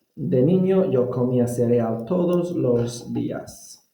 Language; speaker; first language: Spanish; non-native, fluent; English